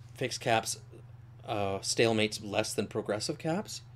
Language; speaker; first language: English; native; English